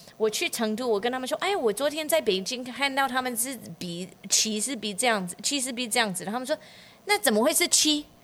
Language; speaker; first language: Chinese; non-native, fluent; English